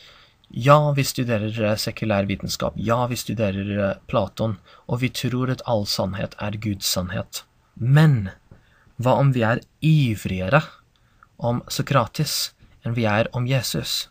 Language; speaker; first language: Norwegian; non-native, fluent; English